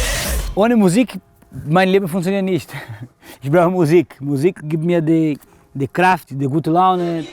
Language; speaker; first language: German; non-native, learner; Portuguese